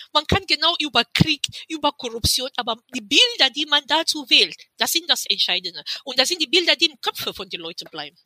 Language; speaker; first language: German; non-native, fluent; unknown